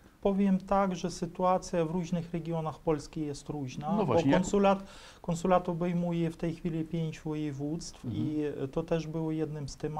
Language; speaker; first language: Polish; non-native, fluent; Ukrainian